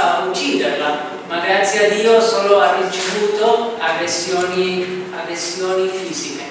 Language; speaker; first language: Italian; non-native, fluent; Spanish